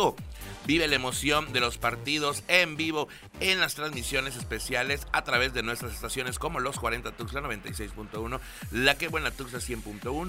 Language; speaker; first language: Spanish; native; Spanish